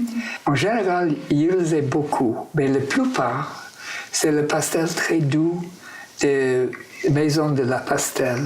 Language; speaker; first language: French; non-native, fluent; English